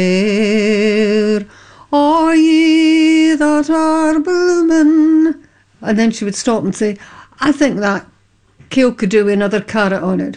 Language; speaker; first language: English; non-native, local second language; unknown